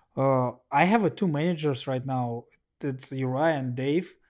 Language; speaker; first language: English; non-native, learner; Russian